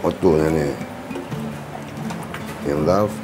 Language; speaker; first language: Arabic; native; Arabic